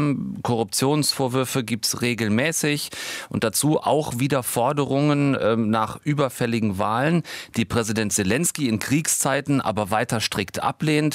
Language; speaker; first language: German; native; German